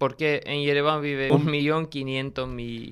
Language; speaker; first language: Spanish; non-native, learner; Armenian